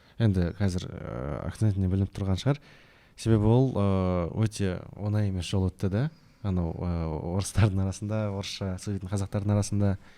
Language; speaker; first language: Kazakh; non-native, local second language; Russian